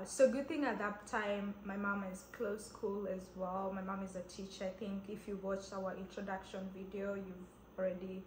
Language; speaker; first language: English; non-native, local second language; Kamba